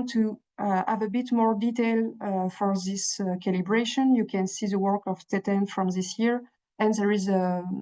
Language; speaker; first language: English; non-native, fluent; French